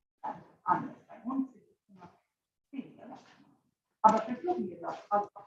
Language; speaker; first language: German; non-native, fluent; Italian